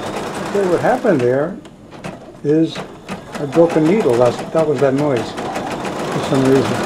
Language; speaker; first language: English; native; English